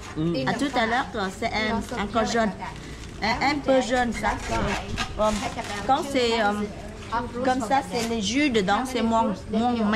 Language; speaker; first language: French; non-native, learner; Vietnamese